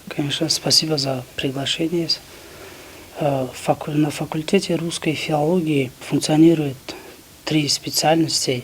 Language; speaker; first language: Russian; non-native, local second language; Tajik